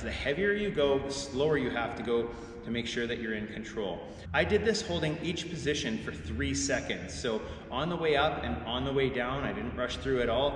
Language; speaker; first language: English; native; English